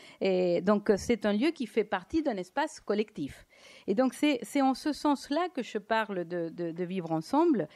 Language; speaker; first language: French; non-native, fluent; Spanish